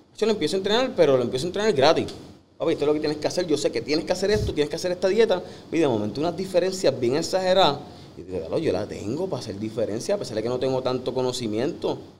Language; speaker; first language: Spanish; native; Spanish